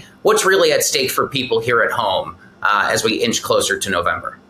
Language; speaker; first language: English; native; English